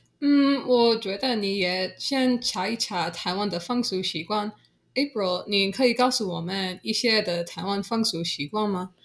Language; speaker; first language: Chinese; non-native, learner; English